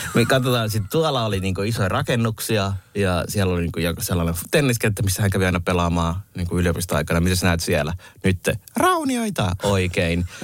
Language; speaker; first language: Finnish; early bilingual, other home language; Somali